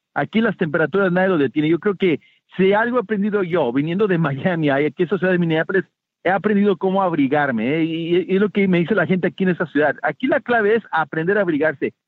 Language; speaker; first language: Spanish; native; Spanish